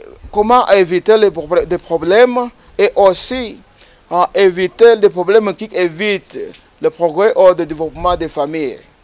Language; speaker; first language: French; non-native, learner; Ganda